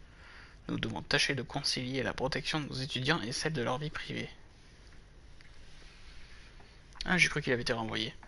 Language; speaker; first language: French; native; French